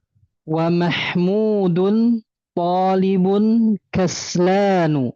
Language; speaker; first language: Arabic; non-native, fluent; Indonesian